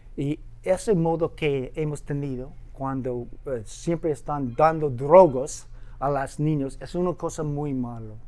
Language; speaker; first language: Spanish; non-native, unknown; English